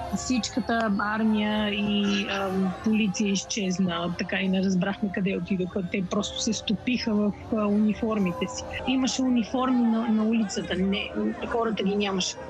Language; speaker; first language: Bulgarian; native; Bulgarian